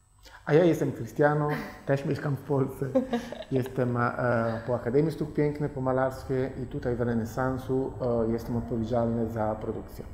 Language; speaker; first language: Polish; non-native, fluent; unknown